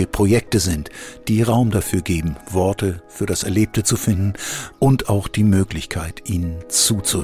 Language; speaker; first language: German; native; German